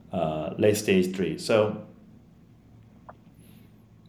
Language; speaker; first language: English; non-native, fluent; Korean